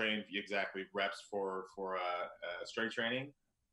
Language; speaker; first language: English; native; English